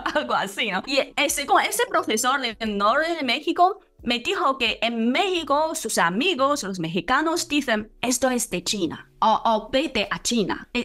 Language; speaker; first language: Spanish; non-native, fluent; Chinese